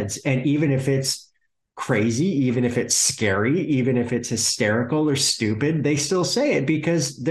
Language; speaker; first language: English; native; English